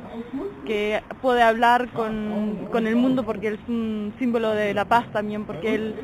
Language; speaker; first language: Spanish; non-native, fluent; German